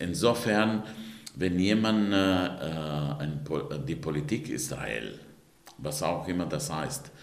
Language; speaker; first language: German; non-native, fluent; Romanian